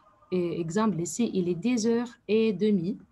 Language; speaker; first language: French; non-native, fluent; Arabic